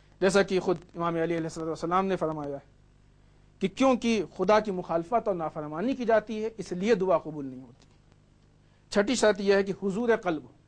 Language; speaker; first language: Urdu; native; Urdu